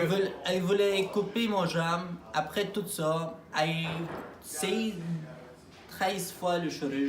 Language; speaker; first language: French; non-native, learner; Arabic